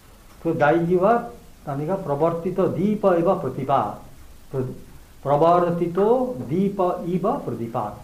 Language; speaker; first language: Japanese; non-native, learner; Bangla